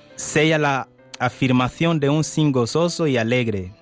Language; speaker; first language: Spanish; non-native, fluent; Portuguese